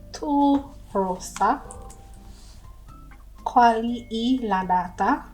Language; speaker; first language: Italian; non-native, learner; English